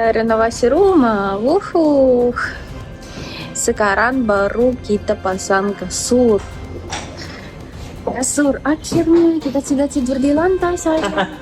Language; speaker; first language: Indonesian; non-native, learner; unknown